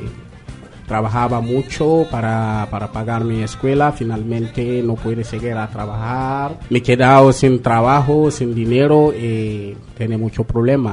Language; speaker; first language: Spanish; non-native, learner; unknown